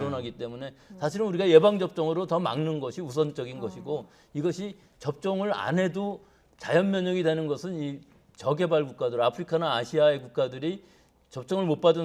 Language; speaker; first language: Korean; native; Korean